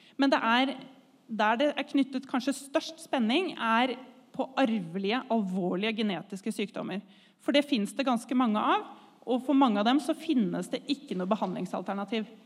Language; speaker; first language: Norwegian; native; Norwegian